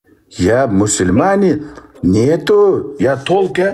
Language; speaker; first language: Russian; non-native, learner; Uzbek